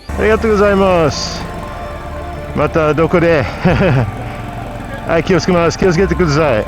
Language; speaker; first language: Japanese; non-native, fluent; English